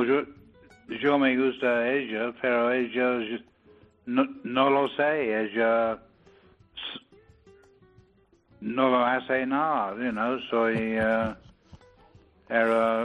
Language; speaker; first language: Spanish; non-native, learner; English